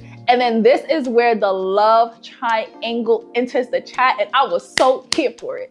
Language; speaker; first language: English; native; English